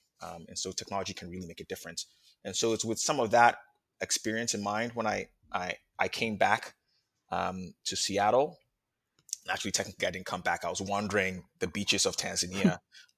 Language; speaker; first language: English; non-native, local second language; Akan